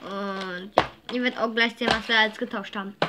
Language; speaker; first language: German; native; German